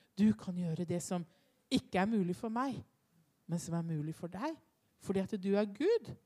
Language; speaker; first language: Norwegian; native; Norwegian